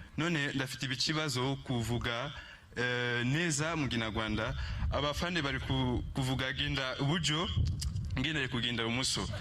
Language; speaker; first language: Kinyarwanda; non-native, learner; French